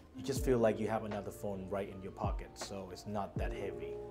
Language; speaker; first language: English; non-native, fluent; Thai